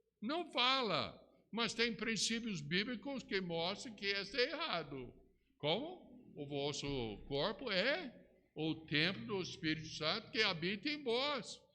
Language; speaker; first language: Portuguese; non-native, fluent; English